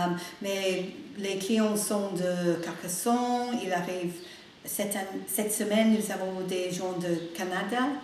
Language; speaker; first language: French; non-native, learner; English